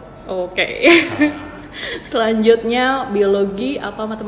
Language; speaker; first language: Indonesian; native; Indonesian